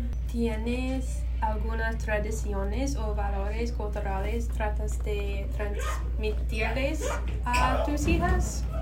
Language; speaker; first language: Spanish; non-native, learner; English